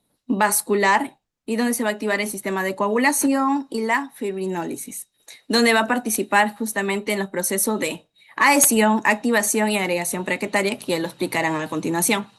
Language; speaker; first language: Spanish; native; Spanish